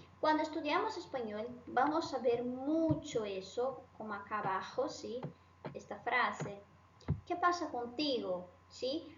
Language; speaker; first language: Spanish; non-native, fluent; Portuguese